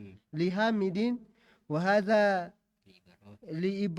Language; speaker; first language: Arabic; non-native, learner; Indonesian